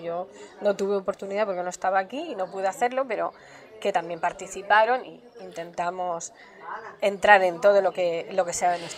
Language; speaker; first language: Spanish; native; Spanish